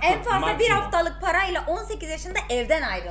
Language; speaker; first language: Turkish; native; Turkish